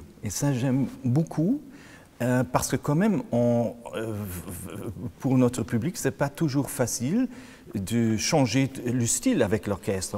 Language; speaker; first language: French; non-native, fluent; German